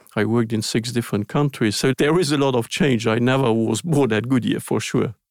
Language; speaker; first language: English; non-native, fluent; Luxembourgish